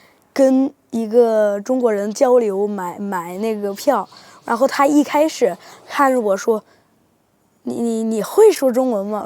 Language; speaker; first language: Chinese; early bilingual, heritage; Spanish